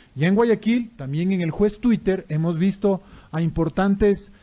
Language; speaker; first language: Spanish; native; Spanish